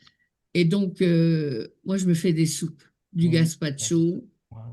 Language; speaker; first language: French; native; French